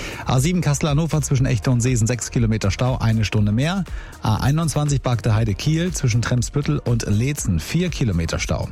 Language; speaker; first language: German; native; German